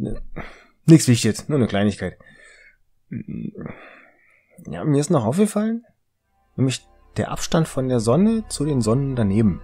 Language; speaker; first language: German; native; German